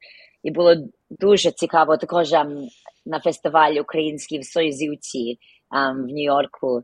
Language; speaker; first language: Ukrainian; early bilingual, heritage; Ukrainian